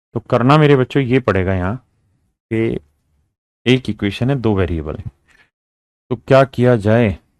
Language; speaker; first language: Hindi; native; Hindi